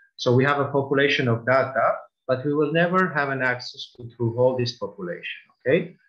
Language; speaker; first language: English; non-native, fluent; Armenian